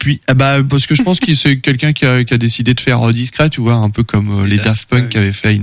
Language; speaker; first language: French; native; French